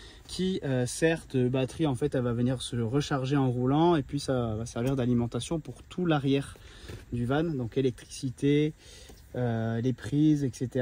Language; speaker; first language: French; native; French